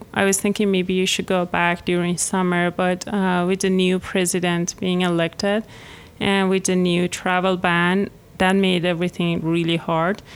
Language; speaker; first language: English; non-native, fluent; Persian